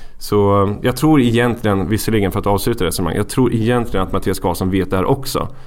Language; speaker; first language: Swedish; native; Swedish